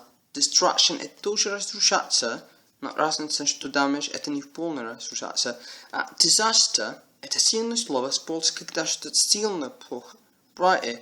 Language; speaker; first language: Russian; non-native, learner; English